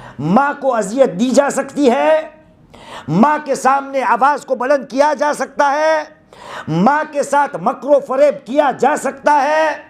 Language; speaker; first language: Urdu; non-native, local second language; Gujarati